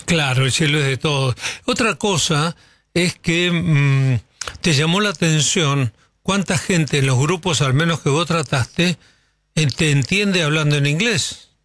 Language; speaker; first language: Spanish; native; Spanish